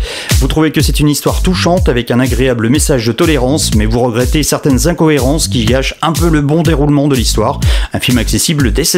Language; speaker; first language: French; native; French